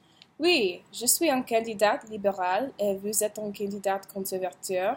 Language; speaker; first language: French; non-native, learner; English